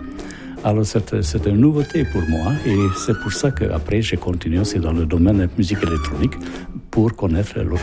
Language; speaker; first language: French; non-native, fluent; Hungarian